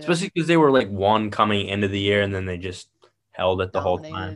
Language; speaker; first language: English; native; English